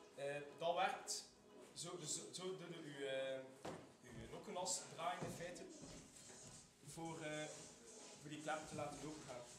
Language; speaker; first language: Dutch; native; Dutch